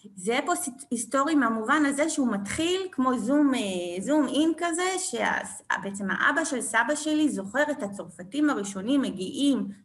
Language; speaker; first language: Hebrew; early bilingual, other home language; French